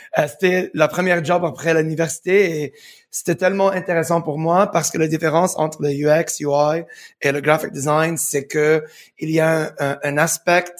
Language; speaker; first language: French; early bilingual, heritage; French